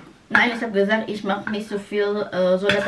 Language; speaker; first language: German; non-native, learner; Indonesian